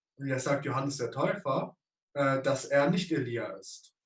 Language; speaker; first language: German; native; German